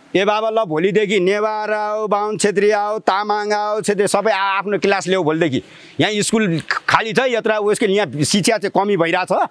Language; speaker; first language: Nepali; native; Nepali